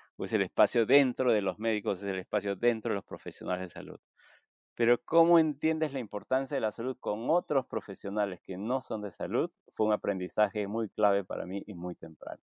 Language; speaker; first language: Spanish; native; Spanish